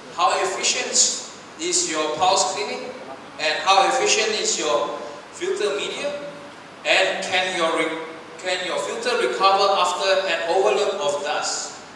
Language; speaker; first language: English; non-native, local second language; Chinese